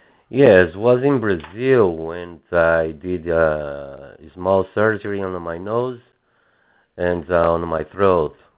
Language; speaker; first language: English; non-native, fluent; Portuguese